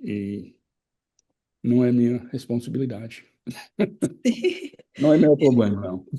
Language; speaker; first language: Portuguese; non-native, fluent; English